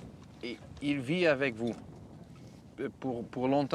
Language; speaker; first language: French; non-native, fluent; Dutch